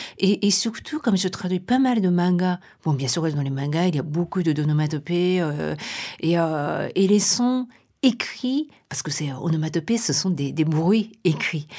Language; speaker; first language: French; non-native, fluent; Japanese